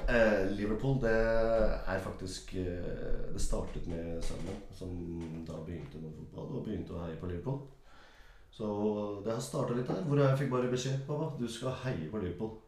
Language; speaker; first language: Norwegian; early bilingual, other home language; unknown